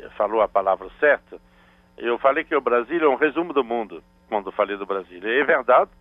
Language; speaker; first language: Portuguese; non-native, fluent; French